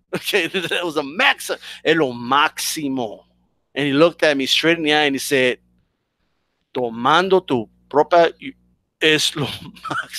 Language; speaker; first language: English; early bilingual, other home language; Spanish